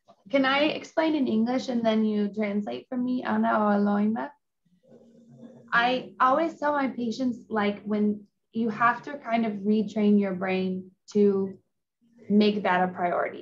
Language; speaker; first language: English; early bilingual, other home language; Spanish